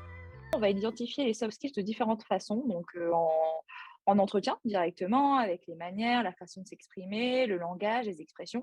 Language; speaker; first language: French; native; French